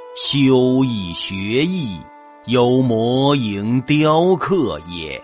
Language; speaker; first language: Chinese; native; Chinese